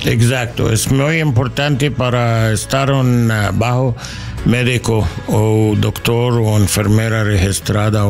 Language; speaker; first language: Spanish; non-native, learner; English